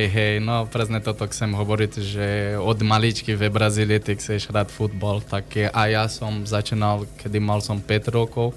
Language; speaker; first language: Slovak; non-native, learner; Portuguese